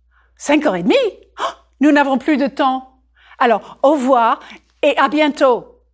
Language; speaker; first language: French; non-native, fluent; English